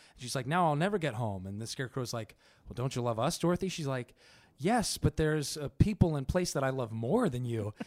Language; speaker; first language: English; native; English